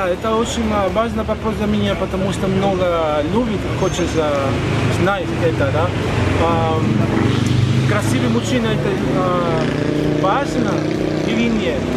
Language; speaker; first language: Russian; non-native, learner; Spanish